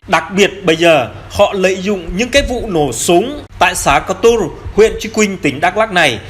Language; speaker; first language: Vietnamese; non-native, local second language; Jarai